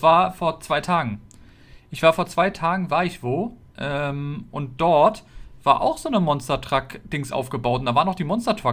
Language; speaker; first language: German; native; German